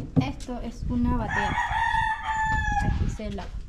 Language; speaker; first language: Spanish; native; Spanish